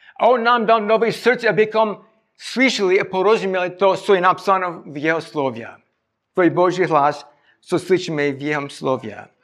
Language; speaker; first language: Czech; non-native, fluent; English